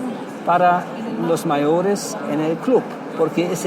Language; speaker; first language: Spanish; non-native, fluent; German